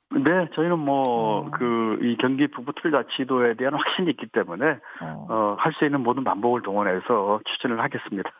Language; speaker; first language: Korean; native; Korean